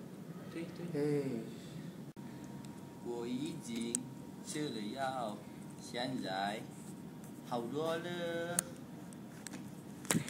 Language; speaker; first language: Chinese; non-native, learner; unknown